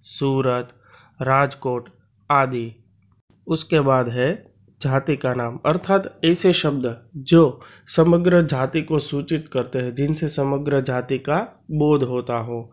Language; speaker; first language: Hindi; non-native, local second language; Gujarati